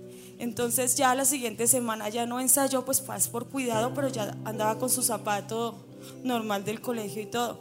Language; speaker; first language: Spanish; native; Spanish